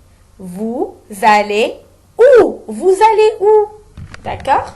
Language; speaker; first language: French; non-native, local second language; Arabic